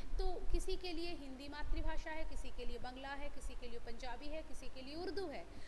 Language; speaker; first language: Hindi; non-native, local second language; Bangla